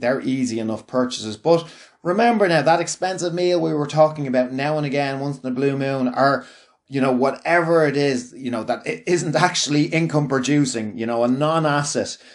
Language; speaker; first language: English; native; English